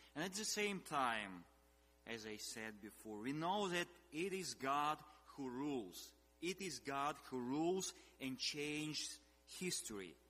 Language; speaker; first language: English; non-native, fluent; Russian